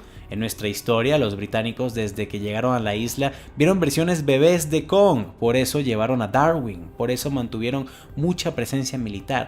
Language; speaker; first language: Spanish; native; Spanish